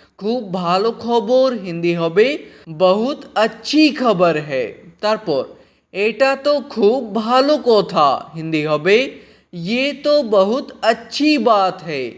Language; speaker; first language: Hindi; non-native, local second language; Bangla